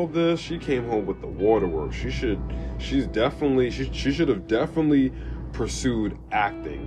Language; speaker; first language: English; native; English